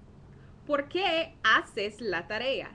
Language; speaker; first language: Spanish; non-native, fluent; English